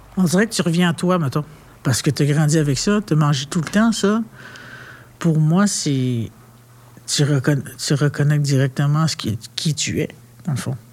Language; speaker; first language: French; non-native, local second language; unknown